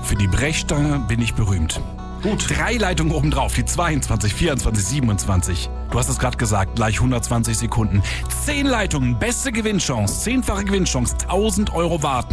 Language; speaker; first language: German; native; German